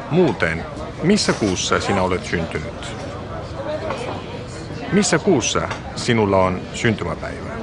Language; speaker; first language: Finnish; non-native, fluent; Italian